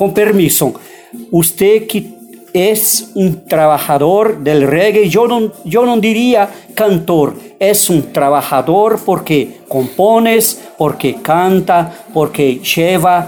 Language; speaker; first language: Spanish; non-native, fluent; Portuguese